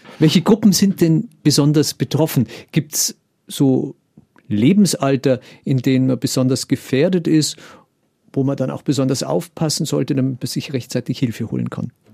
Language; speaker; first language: German; native; German